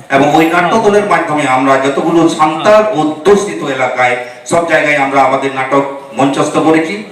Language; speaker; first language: Bangla; non-native, local second language; Santali